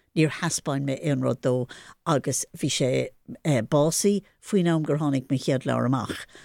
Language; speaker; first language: Irish; non-native, local second language; English